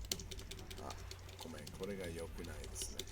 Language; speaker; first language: Japanese; non-native, learner; English